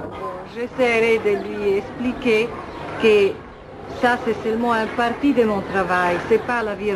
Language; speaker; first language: French; non-native, fluent; Italian